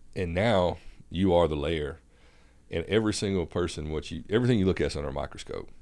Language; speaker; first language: English; native; English